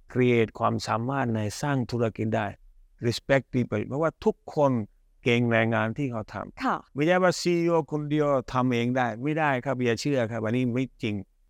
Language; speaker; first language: Thai; early bilingual, other home language; Hindi